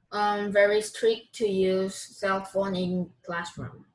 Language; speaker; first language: English; non-native, learner; Korean